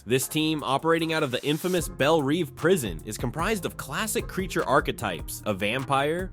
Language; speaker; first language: English; native; English